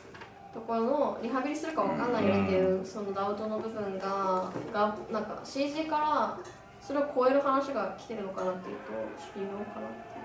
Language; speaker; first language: Japanese; native; Japanese